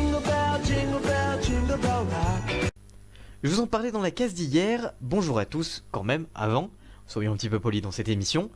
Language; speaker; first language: French; native; French